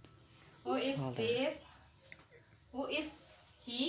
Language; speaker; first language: English; non-native, learner; Indonesian